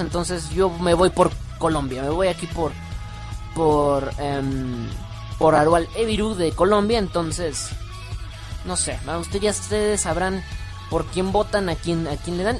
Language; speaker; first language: Spanish; native; Spanish